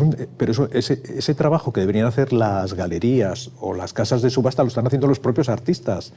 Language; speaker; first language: Spanish; native; Spanish